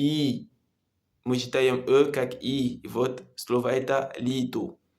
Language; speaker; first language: Russian; non-native, learner; Comorian